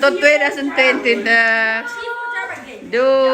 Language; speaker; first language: Dutch; non-native, learner; Indonesian